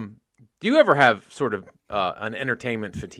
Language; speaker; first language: English; native; English